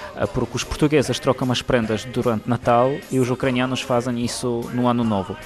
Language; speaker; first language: Portuguese; non-native, fluent; Ukrainian